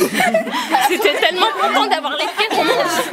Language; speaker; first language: French; native; French